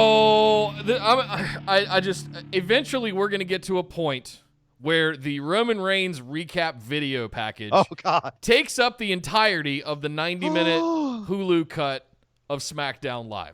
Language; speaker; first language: English; native; English